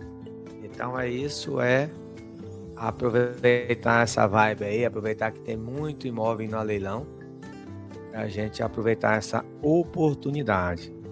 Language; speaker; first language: Portuguese; native; Portuguese